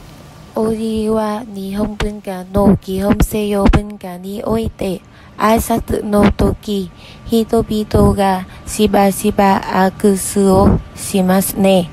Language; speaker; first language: Japanese; non-native, learner; Vietnamese